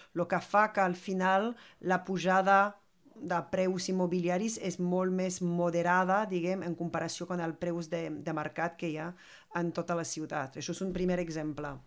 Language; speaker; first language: Catalan; non-native, fluent; French